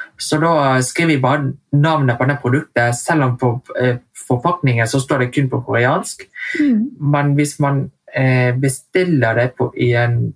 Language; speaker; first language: Norwegian; early bilingual, heritage; Vietnamese